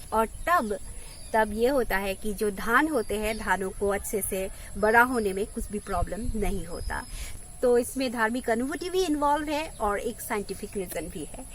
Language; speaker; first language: Hindi; non-native, local second language; Assamese